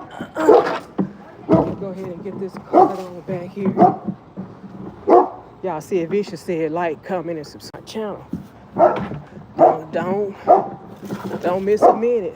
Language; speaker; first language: English; native; English